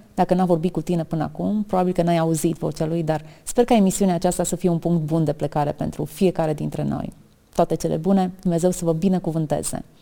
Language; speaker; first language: Romanian; native; Romanian